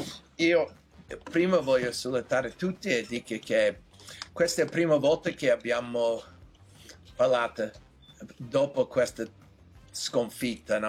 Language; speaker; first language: Italian; non-native, learner; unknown